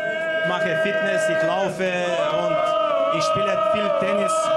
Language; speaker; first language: German; non-native, fluent; Bulgarian